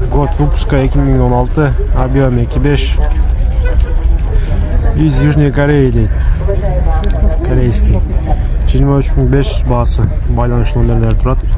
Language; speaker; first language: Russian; non-native, local second language; Kyrgyz